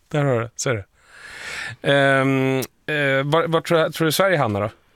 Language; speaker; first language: Swedish; native; Swedish